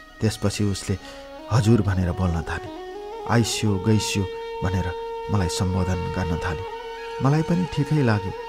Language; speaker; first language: Nepali; native; Nepali